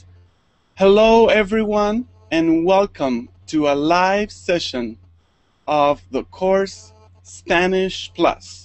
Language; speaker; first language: English; non-native, fluent; Spanish